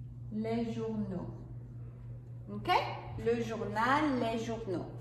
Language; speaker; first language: French; non-native, fluent; English